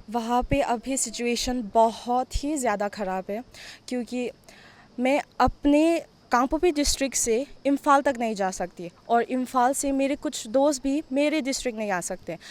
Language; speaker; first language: Hindi; non-native, local second language; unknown